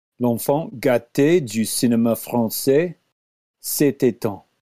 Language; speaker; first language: French; non-native, learner; English